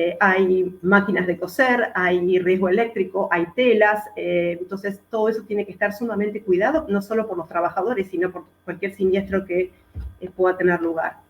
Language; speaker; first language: Spanish; native; Spanish